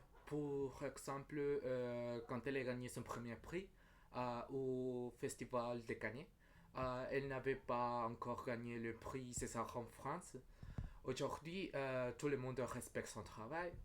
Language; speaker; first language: French; non-native, learner; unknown